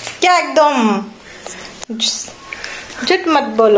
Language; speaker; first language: Hindi; native; Hindi